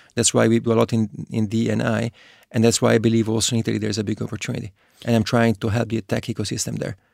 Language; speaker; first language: English; non-native, fluent; Italian